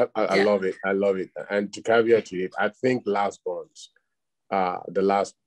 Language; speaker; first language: English; non-native, local second language; Yoruba